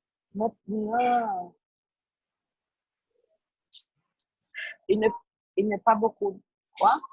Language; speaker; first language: French; non-native, learner; Portuguese